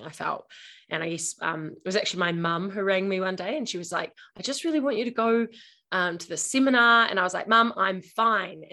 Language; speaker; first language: English; native; English